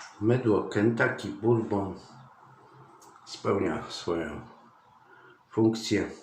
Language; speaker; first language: Polish; native; Polish